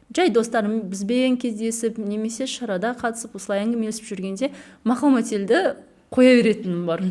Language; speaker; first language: Kazakh; non-native, local second language; Chechen